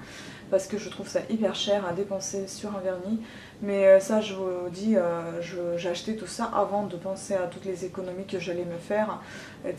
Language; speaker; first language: French; non-native, fluent; Russian